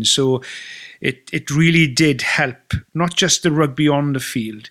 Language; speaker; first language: English; native; English